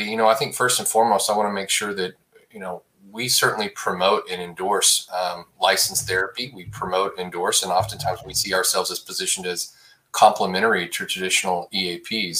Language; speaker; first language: English; native; English